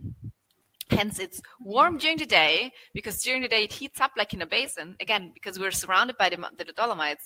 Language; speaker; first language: English; non-native, fluent; German